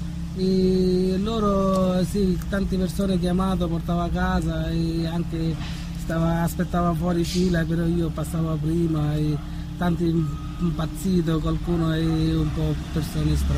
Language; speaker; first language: Italian; non-native, learner; Bangla